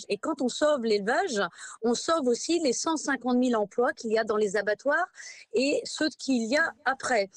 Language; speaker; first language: French; native; French